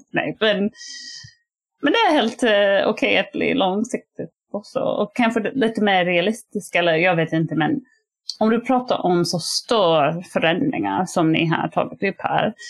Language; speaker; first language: Swedish; non-native, fluent; English